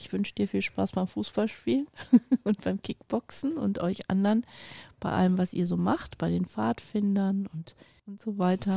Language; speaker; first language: German; native; German